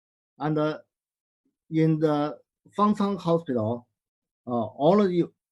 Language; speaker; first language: English; non-native, learner; Chinese